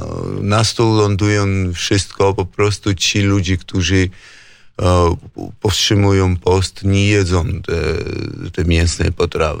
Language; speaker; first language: Polish; non-native, fluent; Georgian